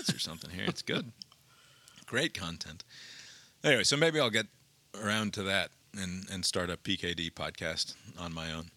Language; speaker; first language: English; native; English